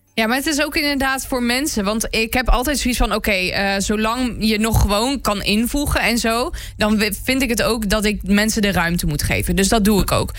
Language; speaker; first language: Dutch; native; Dutch